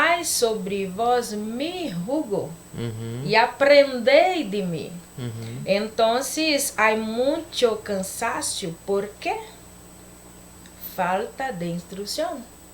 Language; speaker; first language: Spanish; non-native, learner; Portuguese